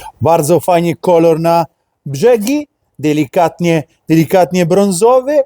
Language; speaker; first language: Polish; non-native, learner; Italian